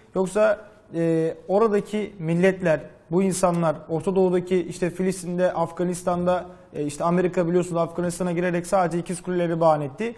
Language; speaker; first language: Turkish; native; Turkish